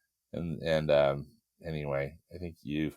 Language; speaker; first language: English; native; English